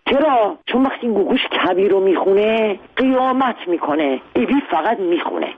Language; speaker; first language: Persian; non-native, local second language; Armenian